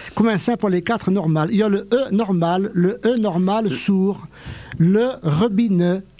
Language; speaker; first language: French; native; French